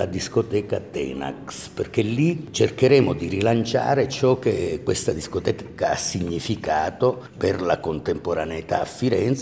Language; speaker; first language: Italian; native; Italian